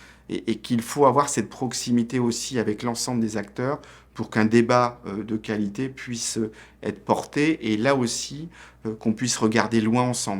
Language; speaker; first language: French; native; French